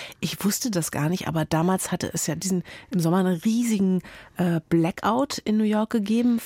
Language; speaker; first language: German; native; German